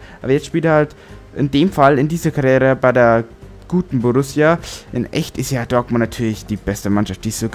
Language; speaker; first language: German; native; German